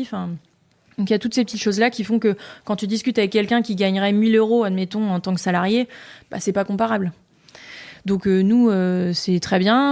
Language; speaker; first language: French; native; French